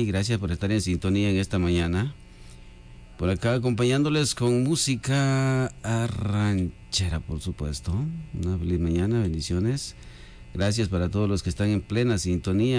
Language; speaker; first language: Spanish; native; Spanish